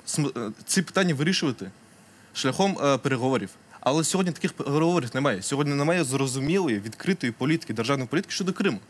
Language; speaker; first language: Ukrainian; non-native, local second language; Crimean Tatar